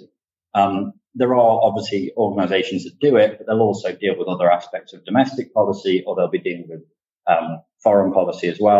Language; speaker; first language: English; native; English